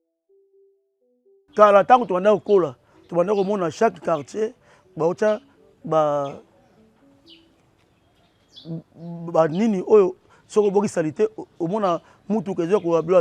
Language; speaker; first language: Lingala; native; Lingala